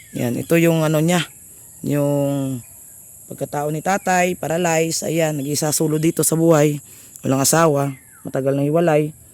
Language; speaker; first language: Filipino; non-native, local second language; Cebuano